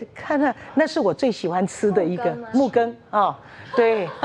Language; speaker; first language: Chinese; native; Chinese